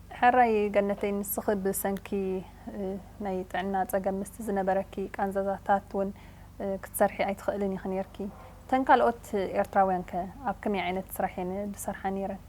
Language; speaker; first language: Tigrinya; native; Tigrinya